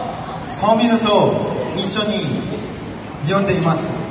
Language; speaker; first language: Japanese; non-native, learner; Korean